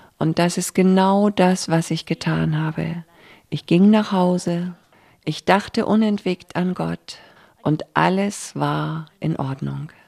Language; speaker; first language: German; native; German